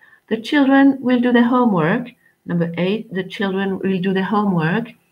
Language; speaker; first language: English; non-native, fluent; French